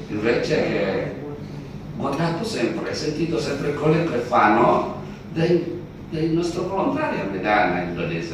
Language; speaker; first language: Italian; non-native, learner; Indonesian